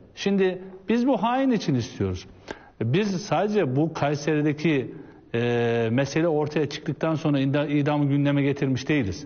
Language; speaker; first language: Turkish; native; Turkish